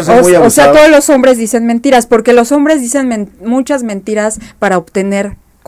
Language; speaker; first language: Spanish; native; Spanish